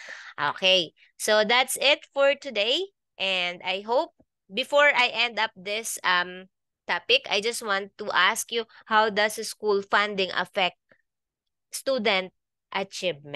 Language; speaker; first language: English; non-native, local second language; Filipino